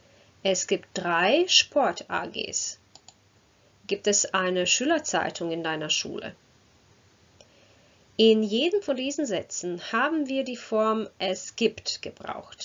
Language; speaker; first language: German; non-native, fluent; Croatian